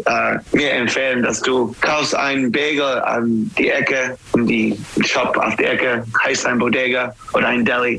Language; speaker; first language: German; non-native, learner; English